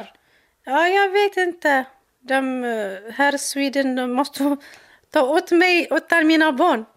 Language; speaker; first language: Swedish; non-native, learner; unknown